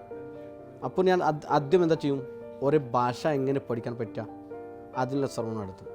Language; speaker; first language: Malayalam; non-native, local second language; Assamese